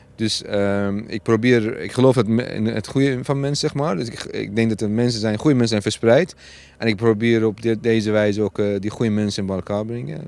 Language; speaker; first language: Dutch; non-native, fluent; Persian